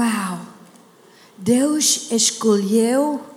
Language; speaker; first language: Portuguese; non-native, learner; English